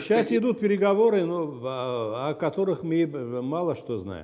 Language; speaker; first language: Russian; non-native, fluent; Armenian